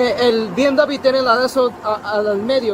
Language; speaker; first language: Spanish; early bilingual, heritage; Spanish